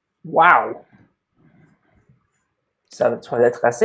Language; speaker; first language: French; non-native, fluent; English